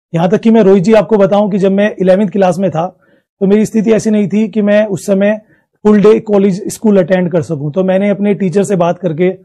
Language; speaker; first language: Hindi; native; Hindi